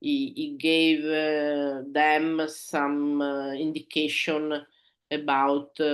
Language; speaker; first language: English; non-native, learner; Italian